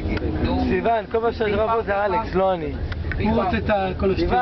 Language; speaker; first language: Hebrew; native; Hebrew